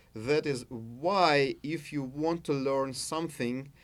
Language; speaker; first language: English; non-native, fluent; Russian